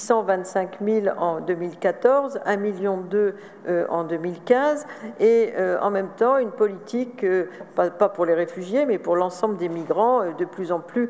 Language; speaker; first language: French; native; French